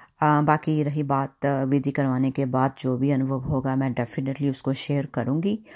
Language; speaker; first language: Hindi; non-native, local second language; Punjabi